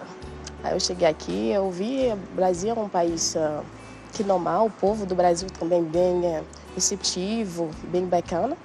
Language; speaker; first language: Portuguese; non-native, learner; Haitian Creole